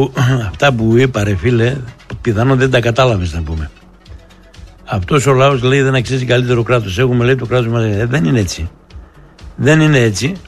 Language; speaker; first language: Greek; native; Greek